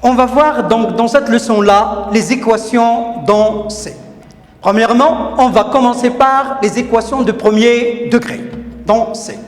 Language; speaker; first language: French; non-native, local second language; Arabic